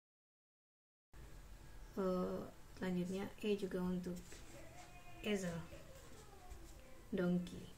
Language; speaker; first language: Indonesian; native; Indonesian